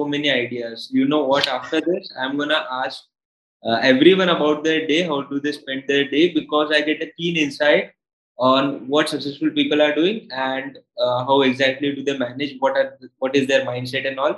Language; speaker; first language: English; non-native, local second language; Hindi